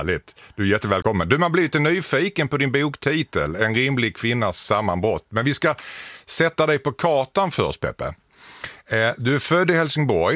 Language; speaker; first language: Swedish; native; Swedish